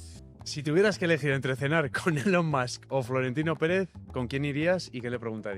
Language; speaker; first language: Spanish; native; Spanish